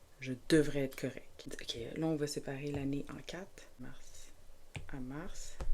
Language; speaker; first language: French; native; French